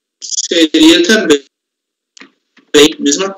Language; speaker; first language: Portuguese; native; Portuguese